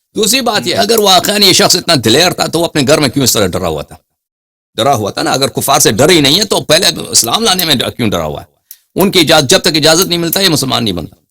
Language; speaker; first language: Urdu; non-native, fluent; Persian